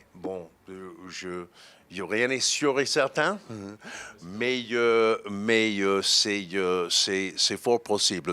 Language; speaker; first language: French; non-native, fluent; English